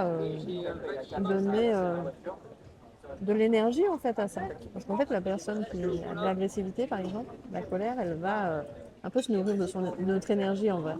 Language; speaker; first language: French; native; French